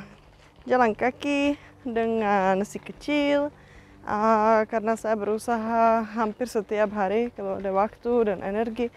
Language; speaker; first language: Indonesian; non-native, fluent; Czech